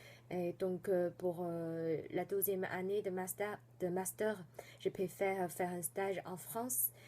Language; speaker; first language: French; non-native, fluent; Chinese